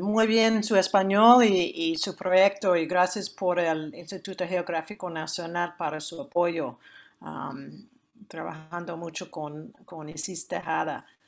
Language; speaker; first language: Spanish; non-native, learner; English